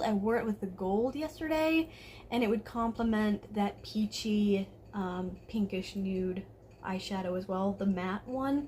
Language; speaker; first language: English; native; English